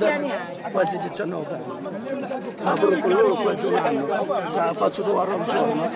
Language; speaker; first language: Italian; non-native, learner; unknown